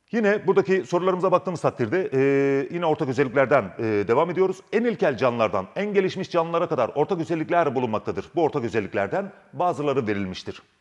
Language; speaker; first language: Turkish; native; Turkish